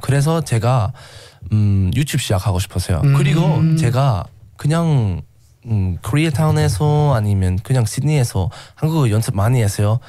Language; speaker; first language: Korean; non-native, learner; English